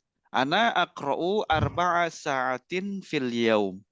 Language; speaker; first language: Arabic; non-native, learner; Indonesian